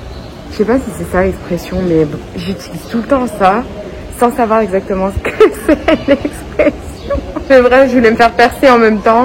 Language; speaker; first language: French; native; French